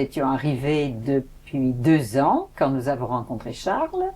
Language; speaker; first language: French; native; French